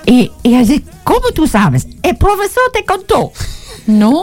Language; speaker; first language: Spanish; non-native, learner; German